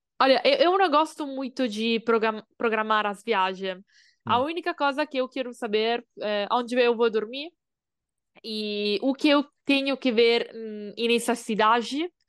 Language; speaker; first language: Portuguese; non-native, learner; Italian